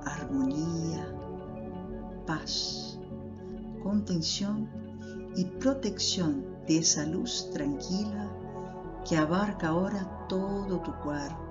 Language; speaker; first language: Spanish; non-native, fluent; Portuguese